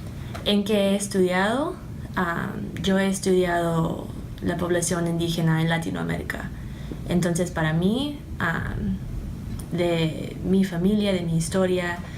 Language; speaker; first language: Spanish; early bilingual, heritage; Spanish